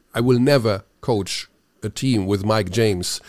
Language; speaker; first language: English; non-native, fluent; German